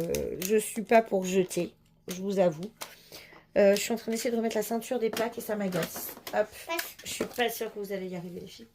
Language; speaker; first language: French; native; French